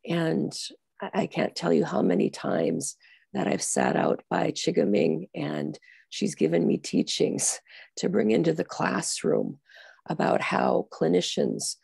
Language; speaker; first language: English; native; English